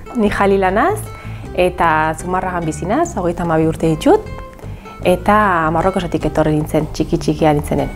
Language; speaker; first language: Basque; early bilingual, other home language; Arabic